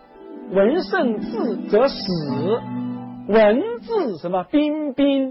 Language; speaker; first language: Chinese; native; Chinese